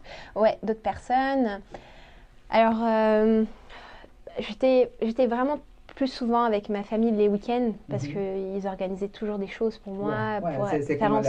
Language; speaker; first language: French; early bilingual, other home language; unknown